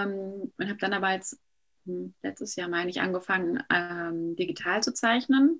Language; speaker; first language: German; native; German